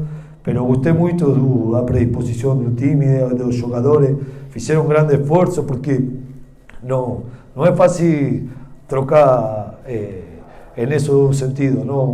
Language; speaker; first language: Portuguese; non-native, learner; Spanish